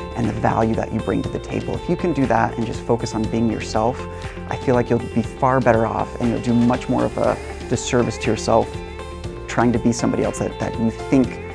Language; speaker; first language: English; native; English